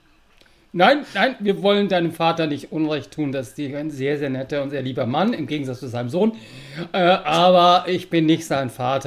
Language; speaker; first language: German; native; German